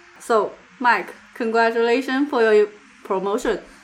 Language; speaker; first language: English; non-native, learner; Chinese